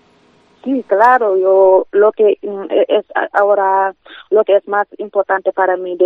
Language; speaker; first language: Spanish; non-native, fluent; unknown